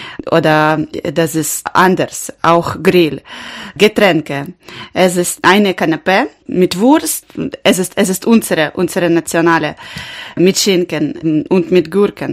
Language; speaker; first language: German; non-native, learner; Ukrainian